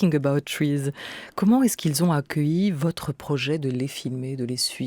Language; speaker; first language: French; native; French